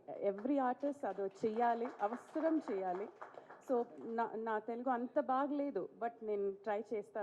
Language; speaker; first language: Telugu; non-native, fluent; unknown